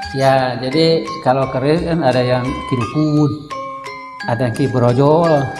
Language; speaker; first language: Indonesian; non-native, local second language; Sundanese